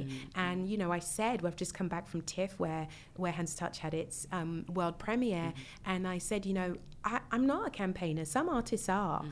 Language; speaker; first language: English; native; English